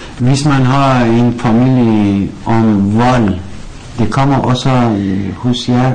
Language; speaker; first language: Danish; non-native, learner; Persian